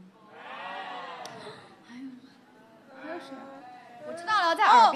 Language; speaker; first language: Chinese; native; Chinese